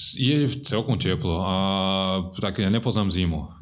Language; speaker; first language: Slovak; non-native, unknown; Portuguese